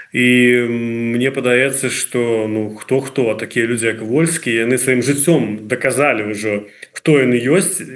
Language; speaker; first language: Belarusian; non-native, local second language; Russian